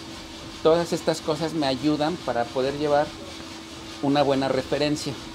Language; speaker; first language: Spanish; native; Spanish